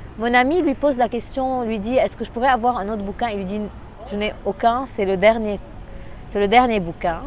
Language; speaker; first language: French; non-native, local second language; Arabic